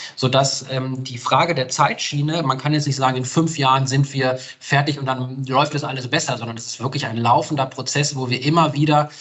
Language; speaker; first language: German; native; German